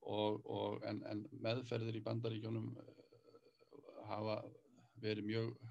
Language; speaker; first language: Icelandic; native; Icelandic